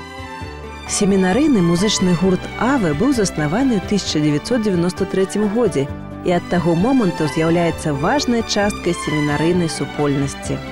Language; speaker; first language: Belarusian; native; Belarusian